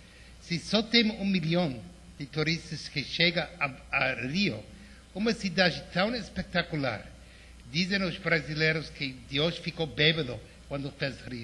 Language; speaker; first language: Portuguese; non-native, fluent; English